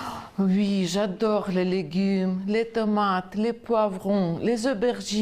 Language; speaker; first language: French; non-native, fluent; Ukrainian